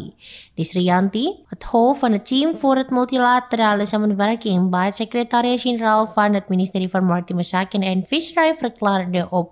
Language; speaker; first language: Dutch; non-native, fluent; Indonesian